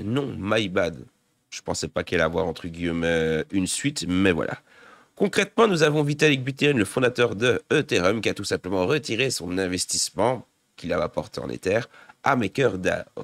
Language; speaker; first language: French; native; French